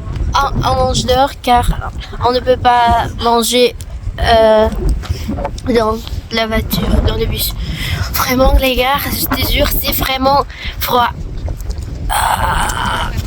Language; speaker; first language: French; non-native, learner; Indonesian